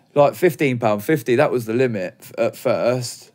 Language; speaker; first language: English; native; English